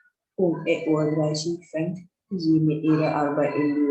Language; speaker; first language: German; non-native, learner; Indonesian